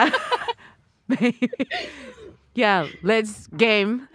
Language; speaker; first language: English; non-native, learner; Japanese